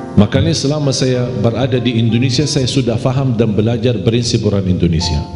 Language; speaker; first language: Indonesian; non-native, fluent; Arabic